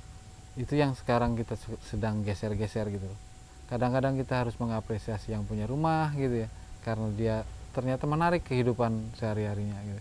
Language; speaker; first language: Indonesian; native; Indonesian